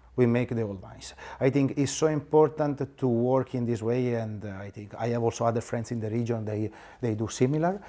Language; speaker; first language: English; non-native, fluent; Italian